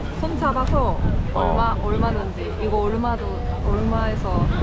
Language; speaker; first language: Korean; non-native, learner; Japanese